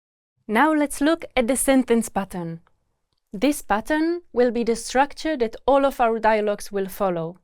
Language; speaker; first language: English; non-native, fluent; Czech